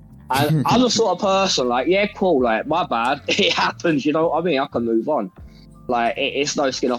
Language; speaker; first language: English; native; English